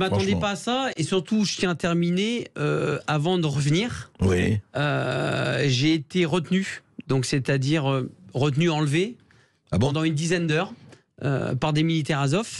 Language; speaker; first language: French; native; French